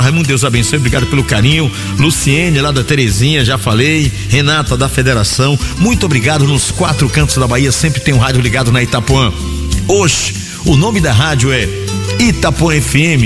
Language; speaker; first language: Portuguese; native; Portuguese